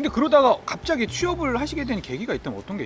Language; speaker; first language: Korean; native; Korean